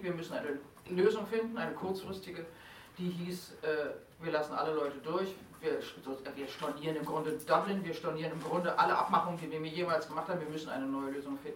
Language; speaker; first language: German; native; German